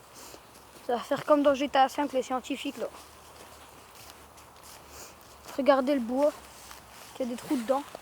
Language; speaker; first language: French; native; French